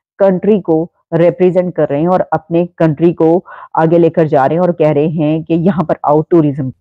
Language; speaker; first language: Hindi; native; Hindi